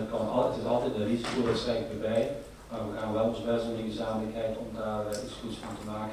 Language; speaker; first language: Dutch; native; Dutch